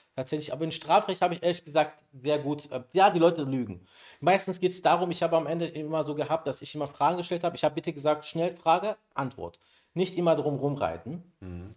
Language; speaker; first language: German; early bilingual, other home language; Persian